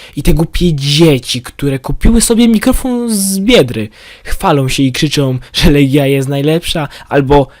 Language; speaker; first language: Polish; native; Polish